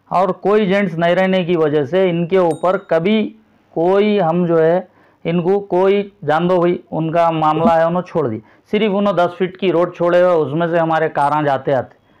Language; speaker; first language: Hindi; non-native, local second language; Urdu